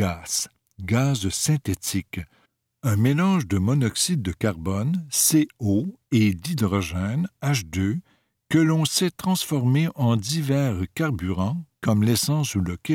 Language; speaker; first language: French; native; French